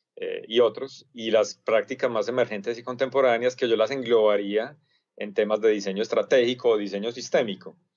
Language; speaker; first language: Spanish; native; Spanish